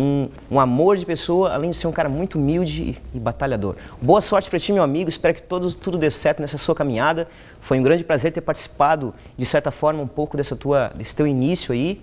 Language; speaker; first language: Portuguese; native; Portuguese